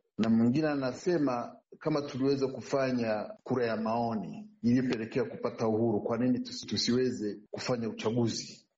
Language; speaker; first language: Swahili; non-native, local second language; Kinyarwanda